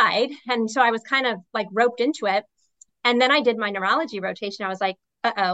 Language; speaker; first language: English; native; English